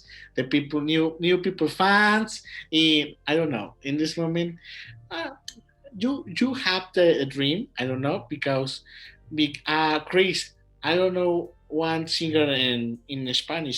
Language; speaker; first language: English; non-native, learner; Spanish